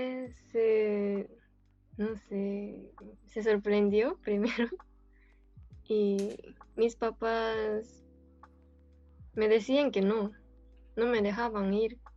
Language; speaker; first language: Spanish; non-native, fluent; Japanese